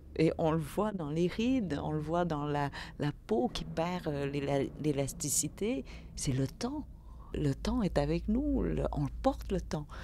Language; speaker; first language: French; early bilingual, other home language; Vietnamese